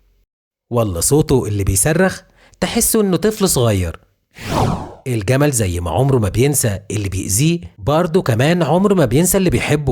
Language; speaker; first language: Arabic; native; Arabic